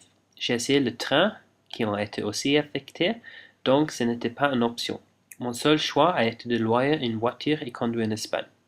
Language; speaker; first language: French; non-native, fluent; English